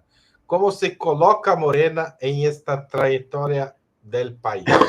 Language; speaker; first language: Spanish; non-native, fluent; Portuguese